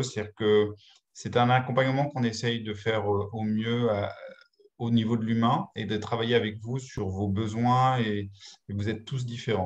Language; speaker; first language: French; native; French